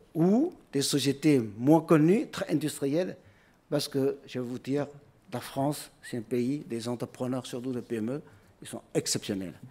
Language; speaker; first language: French; non-native, fluent; Chinese